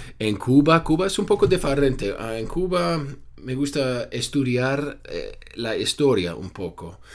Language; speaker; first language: Spanish; non-native, fluent; English